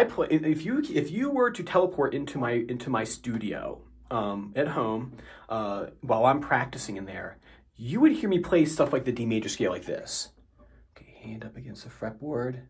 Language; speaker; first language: English; native; English